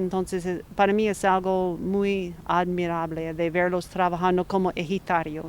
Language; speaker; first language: Spanish; non-native, fluent; English